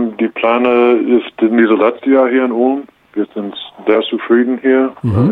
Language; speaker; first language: German; non-native, learner; English